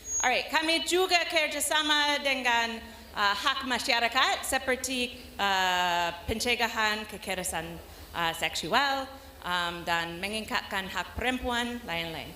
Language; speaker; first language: Indonesian; non-native, learner; English